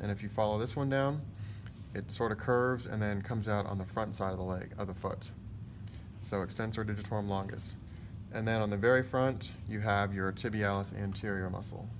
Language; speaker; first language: English; native; English